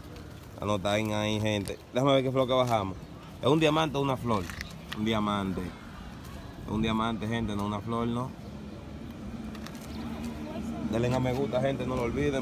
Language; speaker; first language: Spanish; native; Spanish